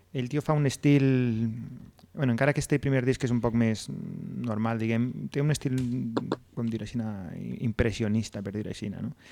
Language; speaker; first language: Catalan; native; Catalan